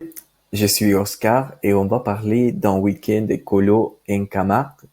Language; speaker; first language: French; non-native, learner; Spanish